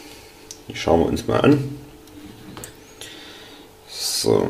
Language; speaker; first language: German; native; German